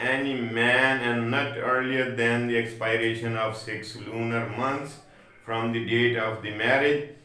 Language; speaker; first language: English; non-native, local second language; Urdu